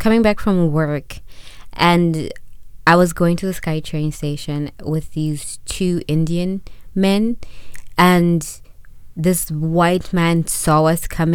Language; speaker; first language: English; non-native, local second language; Shona